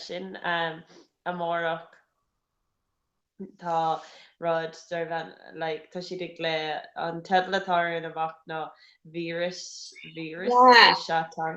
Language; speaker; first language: Irish; non-native, local second language; English